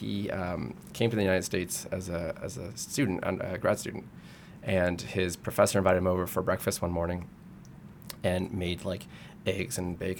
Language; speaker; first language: English; native; English